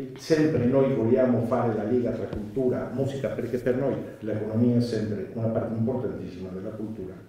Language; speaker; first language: Italian; non-native, fluent; Spanish